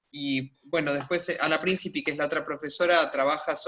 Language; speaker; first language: Spanish; native; Spanish